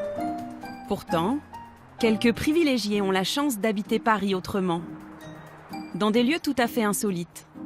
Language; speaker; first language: French; native; French